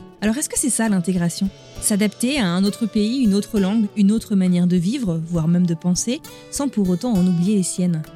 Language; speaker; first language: French; native; French